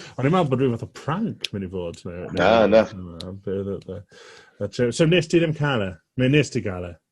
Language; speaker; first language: Welsh; native; Welsh